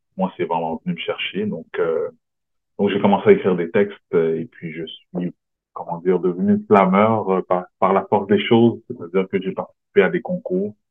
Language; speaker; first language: French; native; French